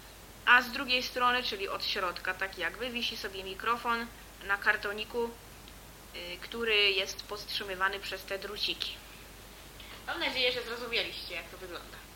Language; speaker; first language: Polish; native; Polish